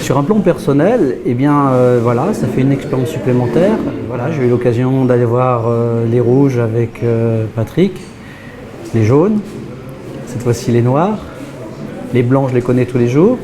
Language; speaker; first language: French; native; French